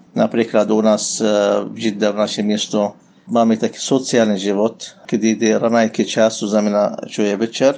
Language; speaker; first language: Slovak; non-native, learner; Arabic